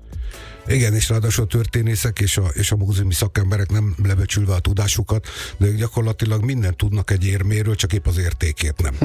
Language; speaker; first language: Hungarian; native; Hungarian